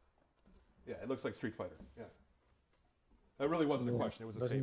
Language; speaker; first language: English; native; English